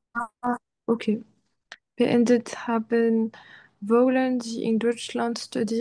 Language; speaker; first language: German; non-native, learner; French